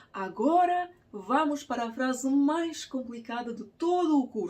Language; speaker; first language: Portuguese; non-native, fluent; Russian